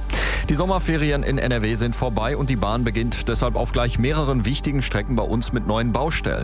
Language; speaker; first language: German; native; German